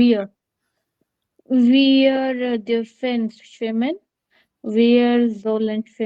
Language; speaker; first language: German; non-native, learner; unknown